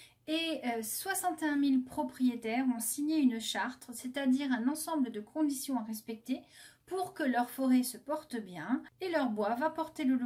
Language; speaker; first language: French; native; French